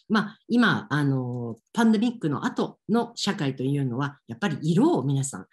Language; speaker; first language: Japanese; native; Japanese